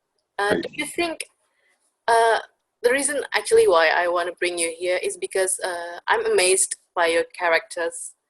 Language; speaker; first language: English; non-native, fluent; Indonesian